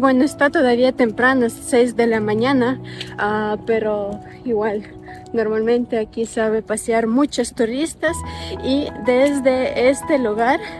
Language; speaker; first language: Spanish; non-native, fluent; Ukrainian